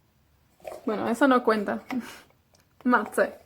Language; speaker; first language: Spanish; non-native, fluent; Welsh